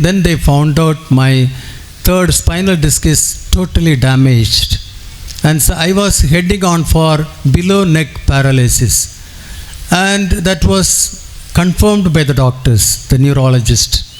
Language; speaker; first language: English; non-native, local second language; Tamil